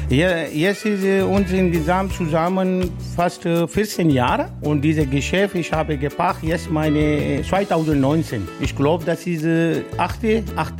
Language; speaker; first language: German; non-native, learner; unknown